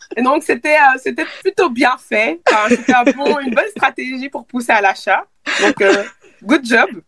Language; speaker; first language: French; early bilingual, other home language; Lingala